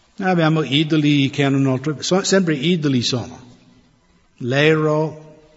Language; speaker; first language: Italian; non-native, fluent; English